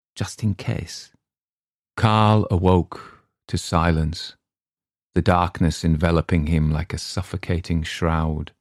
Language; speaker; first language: English; native; English